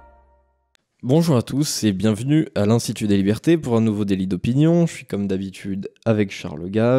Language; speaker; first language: French; native; French